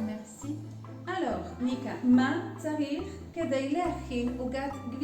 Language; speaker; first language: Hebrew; non-native, fluent; French